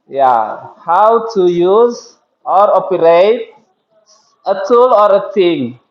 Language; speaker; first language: English; non-native, fluent; Indonesian